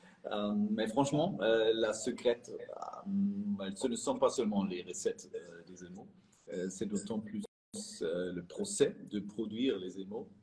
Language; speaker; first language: French; non-native, fluent; German